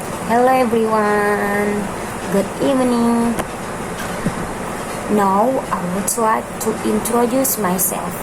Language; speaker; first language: English; non-native, learner; Indonesian